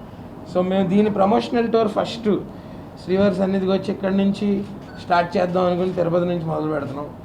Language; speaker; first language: Telugu; native; Telugu